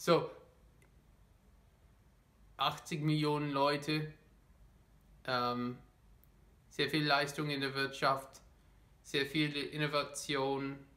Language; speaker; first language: German; non-native, fluent; English